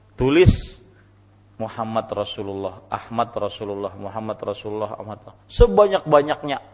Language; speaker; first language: Indonesian; non-native, local second language; Banjar